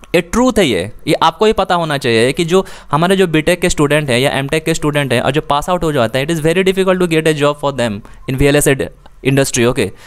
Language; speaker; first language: Hindi; native; Hindi